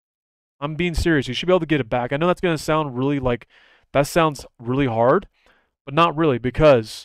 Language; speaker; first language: English; native; English